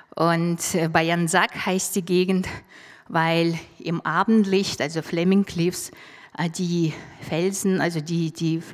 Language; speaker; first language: German; non-native, fluent; Mongolian